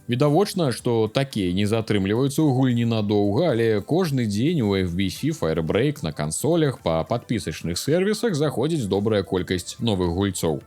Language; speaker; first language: Belarusian; native; Belarusian